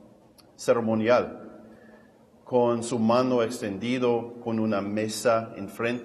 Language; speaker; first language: Spanish; non-native, fluent; English